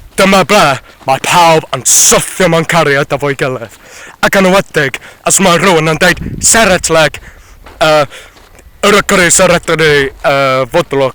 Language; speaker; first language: Welsh; non-native, learner; Hungarian